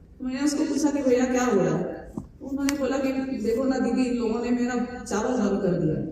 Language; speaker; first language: Hindi; non-native, local second language; Marathi